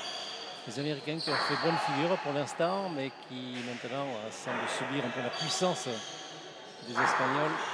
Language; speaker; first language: French; native; French